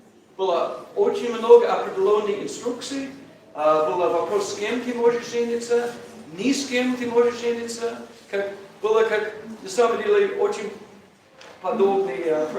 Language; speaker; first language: Russian; non-native, learner; English